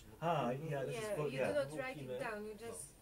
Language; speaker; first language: English; non-native, fluent; Polish